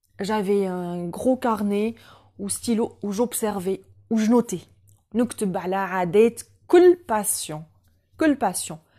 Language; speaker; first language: French; non-native, local second language; Arabic